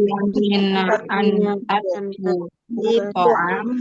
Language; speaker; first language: Arabic; non-native, learner; Indonesian